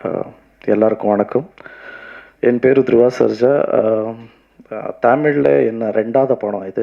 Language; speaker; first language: Tamil; non-native, local second language; Kannada